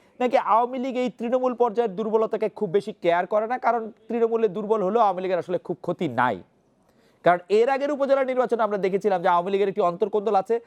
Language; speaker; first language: Bangla; native; Bangla